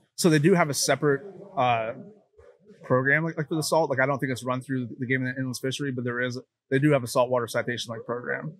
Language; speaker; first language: English; native; English